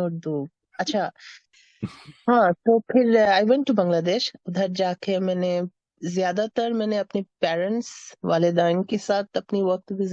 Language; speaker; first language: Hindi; non-native, fluent; Bangla